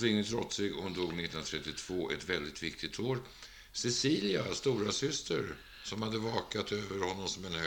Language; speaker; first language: Swedish; native; Swedish